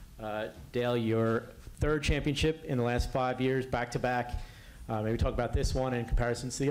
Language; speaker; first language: English; native; English